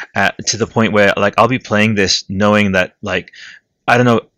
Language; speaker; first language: English; early bilingual, other home language; Italian